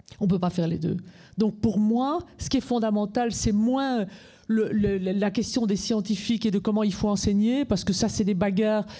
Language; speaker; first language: French; native; French